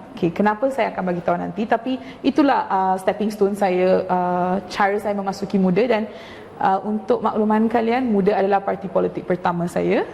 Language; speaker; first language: Malay; non-native, local second language; Tamil